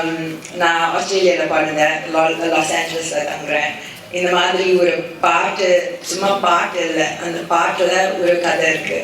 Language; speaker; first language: Tamil; early bilingual, heritage; Tamil